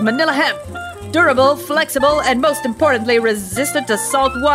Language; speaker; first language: English; non-native, local second language; Filipino